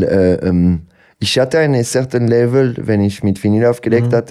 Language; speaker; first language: German; non-native, local second language; French